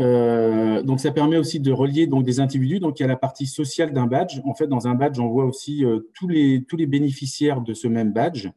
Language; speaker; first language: French; native; French